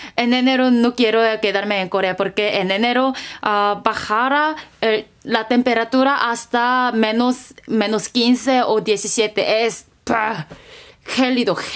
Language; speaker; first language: Spanish; non-native, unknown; Korean